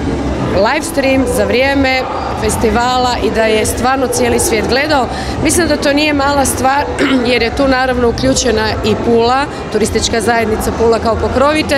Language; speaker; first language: Croatian; native; Croatian